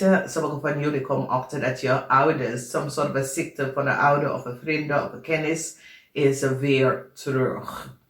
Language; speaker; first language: Dutch; non-native, learner; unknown